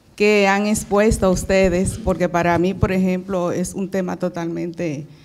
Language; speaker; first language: Spanish; native; Spanish